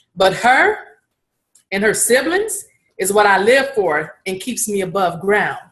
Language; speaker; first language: English; native; English